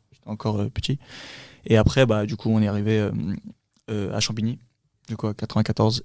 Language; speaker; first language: French; early bilingual, other home language; Turkish